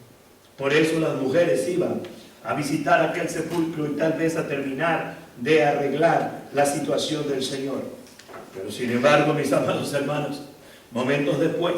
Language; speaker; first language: Spanish; native; Spanish